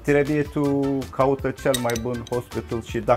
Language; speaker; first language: Romanian; non-native, learner; Turkish